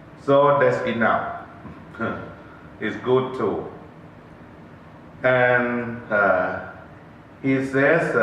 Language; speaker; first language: English; non-native, learner; Thai